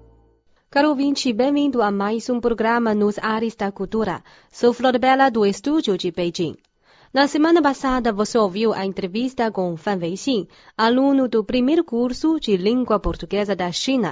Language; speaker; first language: Portuguese; non-native, fluent; Chinese